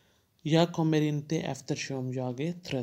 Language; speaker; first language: Swedish; non-native, fluent; Urdu